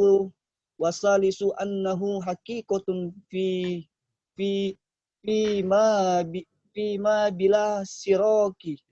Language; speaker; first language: Arabic; non-native, learner; Indonesian